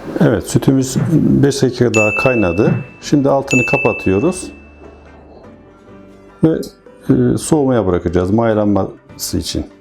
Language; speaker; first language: Turkish; native; Turkish